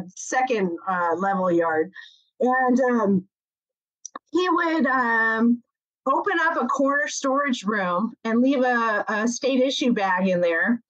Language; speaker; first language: English; native; English